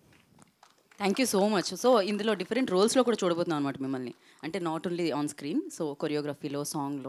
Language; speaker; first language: Telugu; native; Telugu